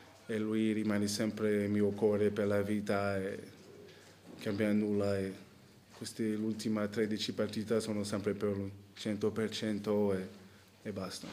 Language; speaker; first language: Italian; non-native, learner; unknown